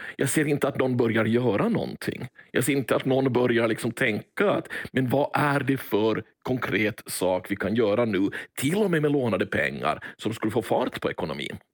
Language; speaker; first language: Swedish; native; Swedish